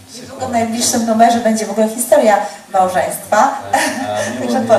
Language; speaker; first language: Polish; native; Polish